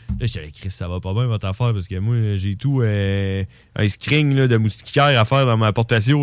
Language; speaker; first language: French; native; French